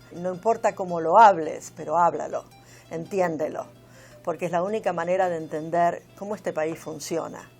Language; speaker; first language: Spanish; native; Spanish